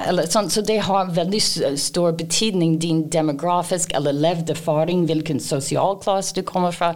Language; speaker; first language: Norwegian; non-native, fluent; English